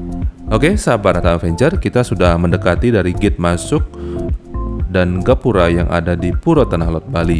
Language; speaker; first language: Indonesian; native; Indonesian